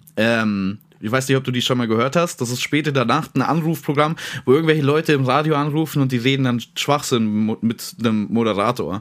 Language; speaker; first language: German; native; German